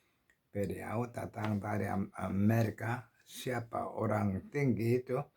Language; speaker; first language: Indonesian; non-native, learner; Korean